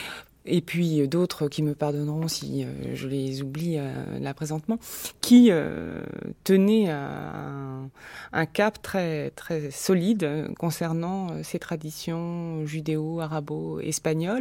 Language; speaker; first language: French; native; French